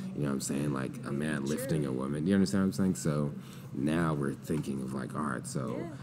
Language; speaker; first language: English; native; English